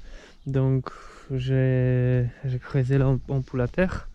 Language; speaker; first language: French; non-native, fluent; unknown